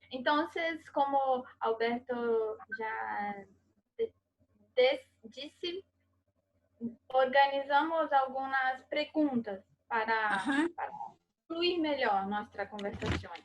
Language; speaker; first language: Spanish; non-native, learner; Portuguese